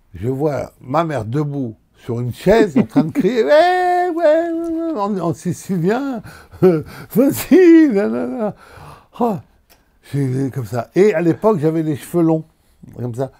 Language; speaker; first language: French; native; French